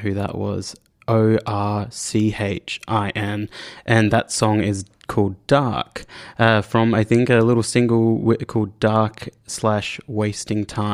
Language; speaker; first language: English; native; English